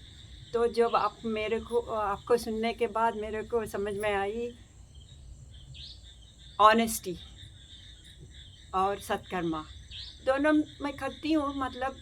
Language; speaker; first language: Hindi; non-native, local second language; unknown